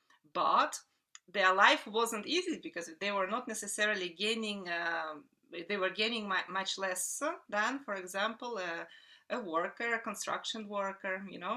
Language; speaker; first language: English; non-native, fluent; Russian